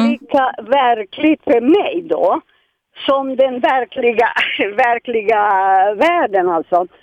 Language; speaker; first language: Swedish; non-native, fluent; Serbian